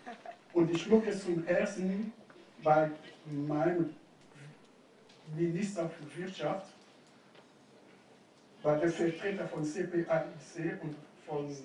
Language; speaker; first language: German; non-native, fluent; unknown